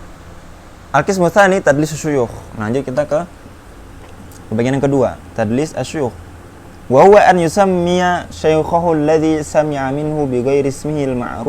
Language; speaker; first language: Indonesian; native; Indonesian